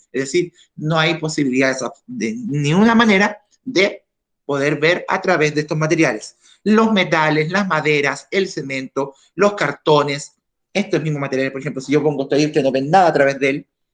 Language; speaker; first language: Spanish; native; Spanish